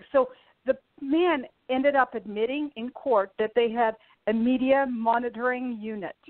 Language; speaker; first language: English; early bilingual, other home language; Portuguese